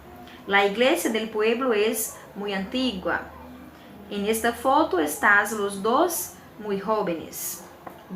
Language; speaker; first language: Spanish; non-native, fluent; Portuguese